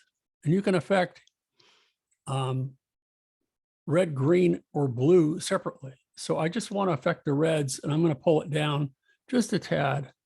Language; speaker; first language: English; native; English